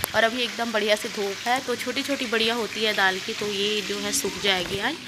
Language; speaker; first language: Hindi; native; Hindi